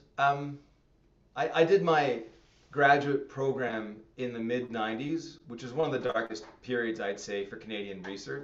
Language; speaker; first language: English; native; English